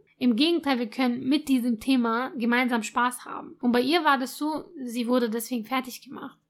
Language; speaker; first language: German; early bilingual, other home language; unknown